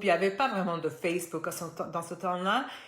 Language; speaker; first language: French; non-native, fluent; Spanish